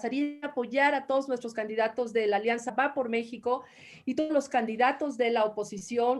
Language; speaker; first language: Spanish; native; Spanish